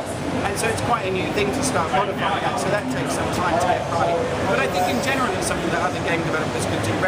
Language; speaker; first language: English; native; English